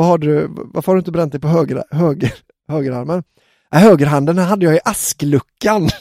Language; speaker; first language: Swedish; native; Swedish